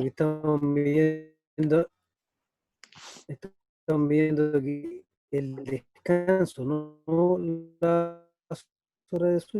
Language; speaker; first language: Spanish; native; Spanish